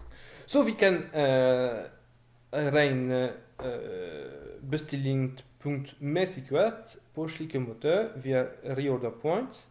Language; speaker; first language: Norwegian; non-native, fluent; French